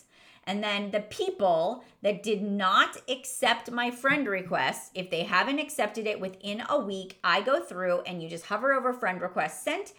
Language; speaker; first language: English; native; English